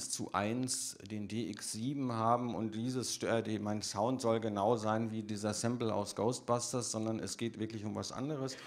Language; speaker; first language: German; native; German